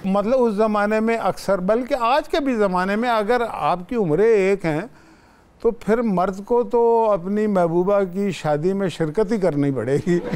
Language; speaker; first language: Urdu; native; Urdu